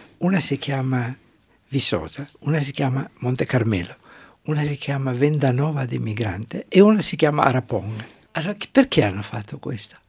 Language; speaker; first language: Italian; non-native, local second language; German